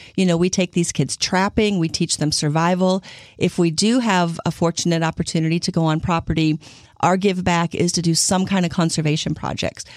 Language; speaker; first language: English; native; English